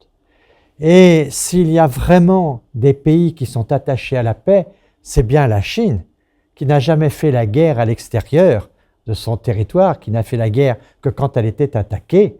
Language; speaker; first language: French; native; French